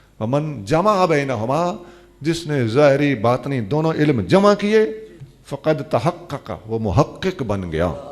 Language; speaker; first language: Urdu; non-native, local second language; Saraiki